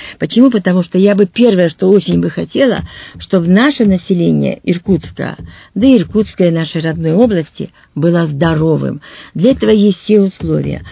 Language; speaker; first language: Russian; native; Russian